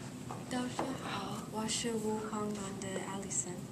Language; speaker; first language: Chinese; non-native, learner; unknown